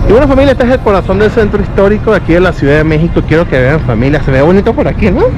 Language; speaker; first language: Spanish; native; Spanish